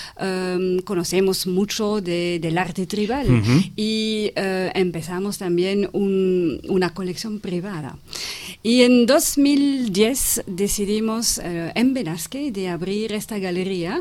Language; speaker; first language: Spanish; non-native, fluent; French